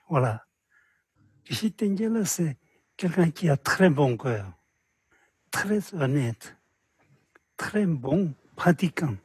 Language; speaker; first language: French; non-native, fluent; Tibetan